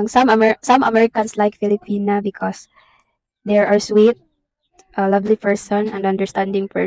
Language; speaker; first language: English; non-native, learner; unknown